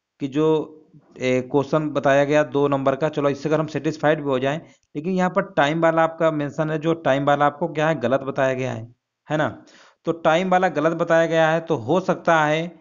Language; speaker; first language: Hindi; native; Hindi